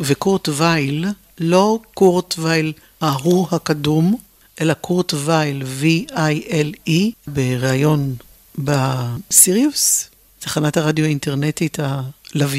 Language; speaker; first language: Hebrew; native; Hebrew